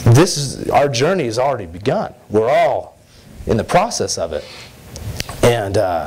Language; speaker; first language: English; native; English